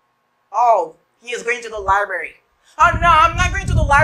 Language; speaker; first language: English; non-native, fluent; Haitian Creole